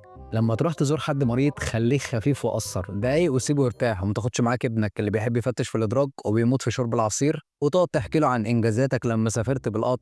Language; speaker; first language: Arabic; native; Arabic